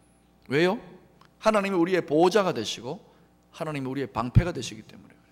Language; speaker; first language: Korean; native; Korean